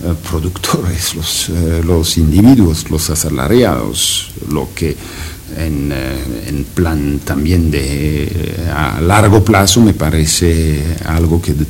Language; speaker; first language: Spanish; non-native, fluent; French